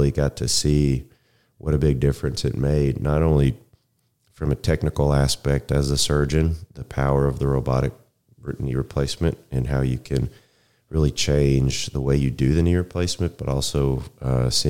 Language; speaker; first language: English; native; English